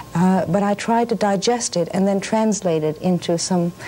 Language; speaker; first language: English; native; English